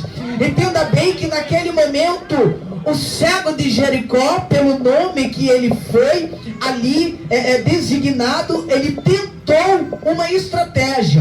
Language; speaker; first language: Portuguese; native; Portuguese